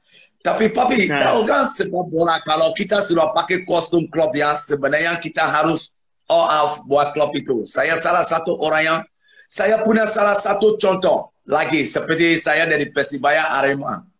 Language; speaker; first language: Indonesian; non-native, fluent; English